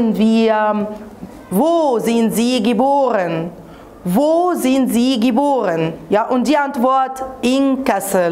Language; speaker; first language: German; non-native, fluent; Arabic